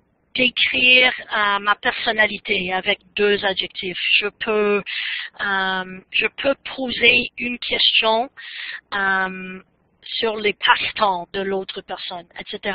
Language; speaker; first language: French; non-native, fluent; English